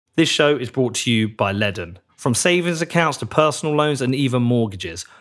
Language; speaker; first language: English; native; English